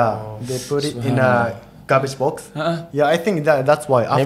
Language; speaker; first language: English; non-native, fluent; Japanese